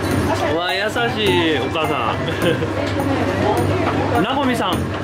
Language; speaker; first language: Japanese; native; Japanese